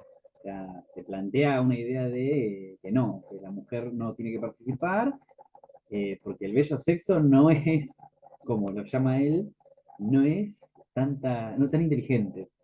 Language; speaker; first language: Spanish; native; Spanish